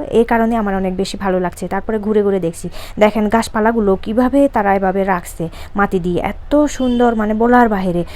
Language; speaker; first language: Bangla; non-native, local second language; Chakma